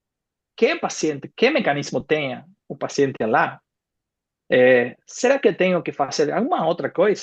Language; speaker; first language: Portuguese; non-native, fluent; Spanish